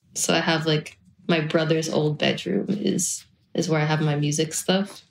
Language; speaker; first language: English; native; English